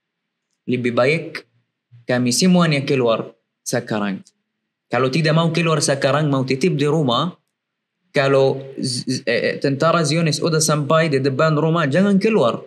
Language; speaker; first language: Indonesian; non-native, learner; Arabic